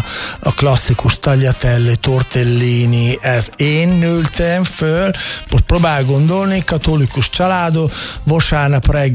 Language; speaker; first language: Hungarian; non-native, fluent; Italian